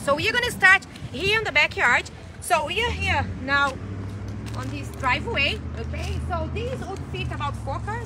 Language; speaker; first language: English; non-native, fluent; Portuguese